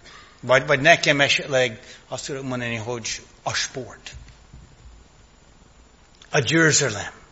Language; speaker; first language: Hungarian; non-native, fluent; English